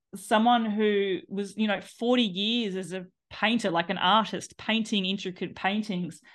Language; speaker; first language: English; native; English